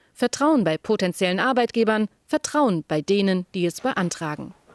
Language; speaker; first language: German; native; German